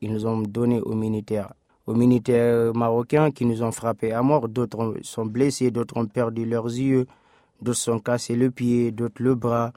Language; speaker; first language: French; non-native, local second language; Fula